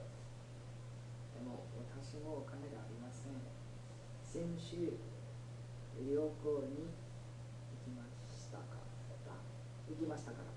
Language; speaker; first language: Japanese; non-native, learner; English